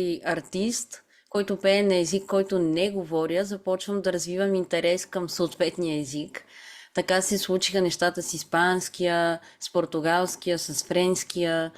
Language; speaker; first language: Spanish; non-native, fluent; Bulgarian